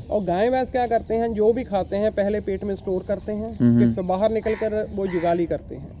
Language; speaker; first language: Hindi; non-native, local second language; Punjabi